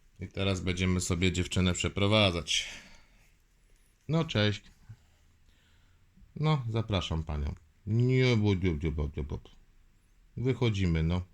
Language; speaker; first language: Polish; native; Polish